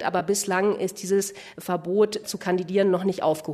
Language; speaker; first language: German; native; German